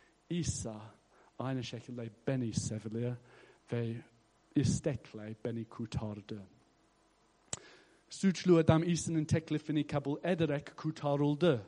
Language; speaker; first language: Turkish; non-native, fluent; English